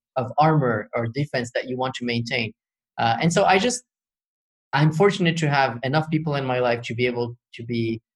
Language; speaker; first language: English; early bilingual, other home language; Arabic